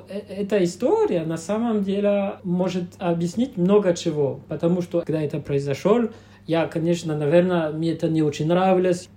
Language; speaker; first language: Russian; non-native, fluent; French